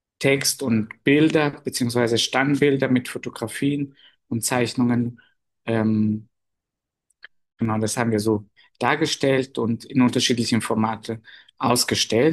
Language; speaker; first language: German; non-native, fluent; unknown